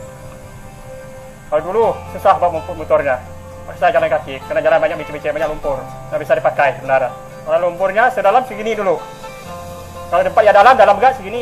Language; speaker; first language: Indonesian; non-native, local second language; Iban